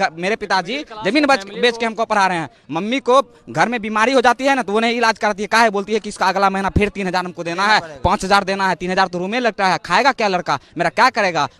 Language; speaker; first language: Hindi; native; Hindi